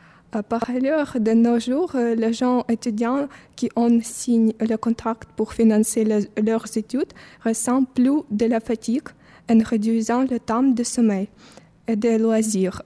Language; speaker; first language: French; non-native, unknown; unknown